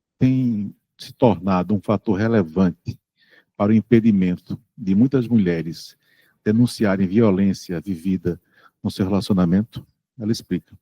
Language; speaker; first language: Portuguese; native; Portuguese